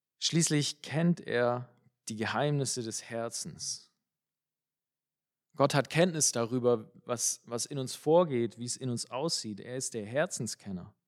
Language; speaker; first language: German; native; German